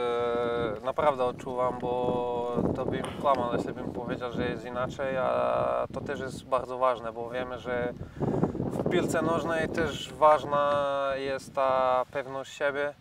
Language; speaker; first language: Polish; non-native, fluent; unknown